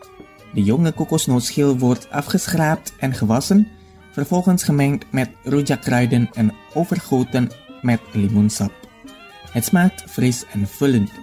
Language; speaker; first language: Dutch; non-native, fluent; Indonesian